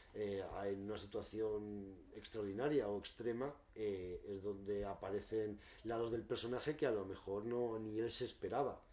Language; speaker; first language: Spanish; native; Spanish